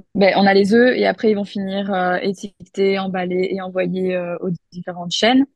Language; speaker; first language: French; native; French